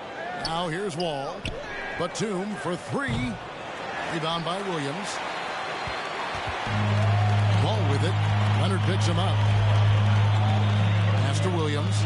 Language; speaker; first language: English; native; English